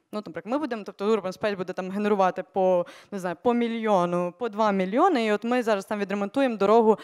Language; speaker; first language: Ukrainian; native; Ukrainian